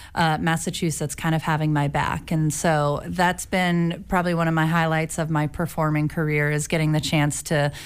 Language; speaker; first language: English; native; English